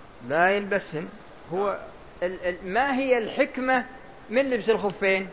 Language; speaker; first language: Arabic; native; Arabic